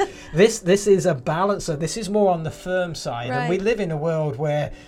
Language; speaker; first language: English; native; English